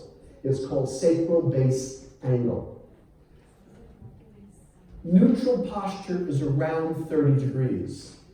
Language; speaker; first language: English; native; English